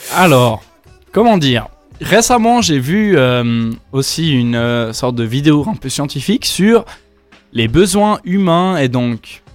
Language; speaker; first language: French; native; French